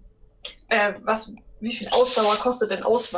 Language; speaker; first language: German; native; German